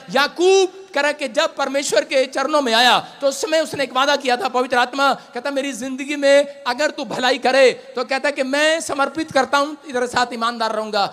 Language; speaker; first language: Hindi; non-native, local second language; Punjabi